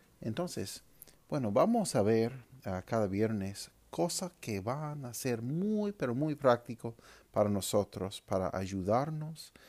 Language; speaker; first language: Spanish; non-native, fluent; English